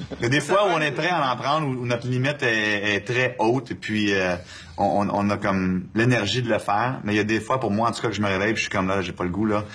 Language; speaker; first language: French; native; French